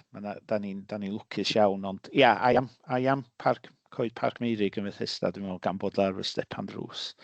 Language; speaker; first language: Welsh; native; Welsh